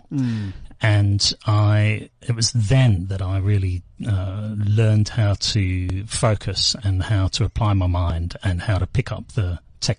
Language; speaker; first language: English; native; English